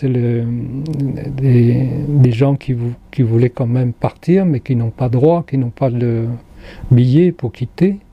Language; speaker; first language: French; non-native, local second language; Khmer